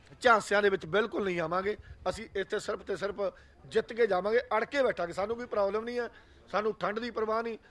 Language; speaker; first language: Punjabi; native; Punjabi